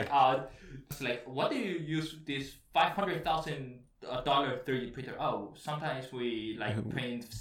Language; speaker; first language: English; early bilingual, heritage; Spanish